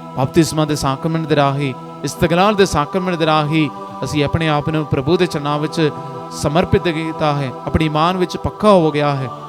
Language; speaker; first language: Punjabi; non-native, fluent; Malayalam